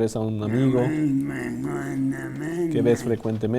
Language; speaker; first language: Spanish; native; Spanish